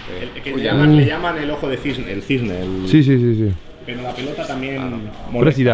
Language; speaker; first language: Spanish; native; Spanish